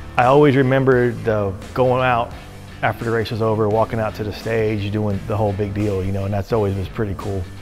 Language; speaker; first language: English; native; English